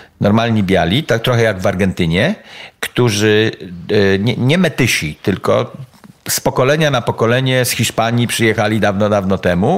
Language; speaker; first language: Polish; native; Polish